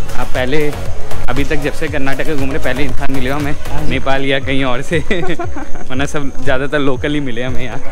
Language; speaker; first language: Hindi; native; Hindi